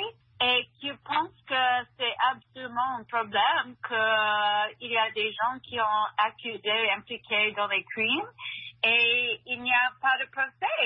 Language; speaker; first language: French; non-native, fluent; English